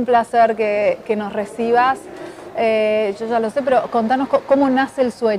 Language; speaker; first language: Spanish; native; Spanish